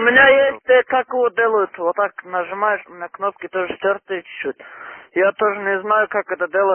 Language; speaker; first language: Russian; non-native, local second language; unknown